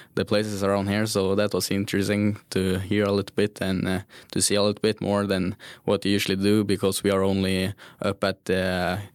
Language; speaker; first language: English; non-native, fluent; Norwegian